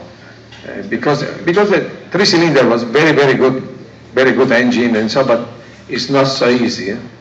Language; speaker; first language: English; non-native, learner; Italian